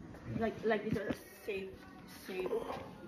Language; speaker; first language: English; non-native, learner; Filipino